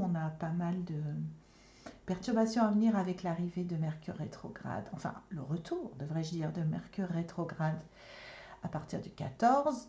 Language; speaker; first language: French; native; French